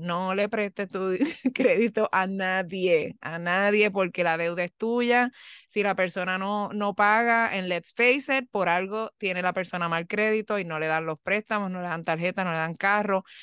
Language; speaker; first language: Spanish; early bilingual, heritage; Spanish